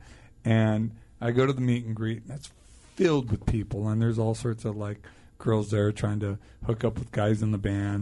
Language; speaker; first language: English; native; English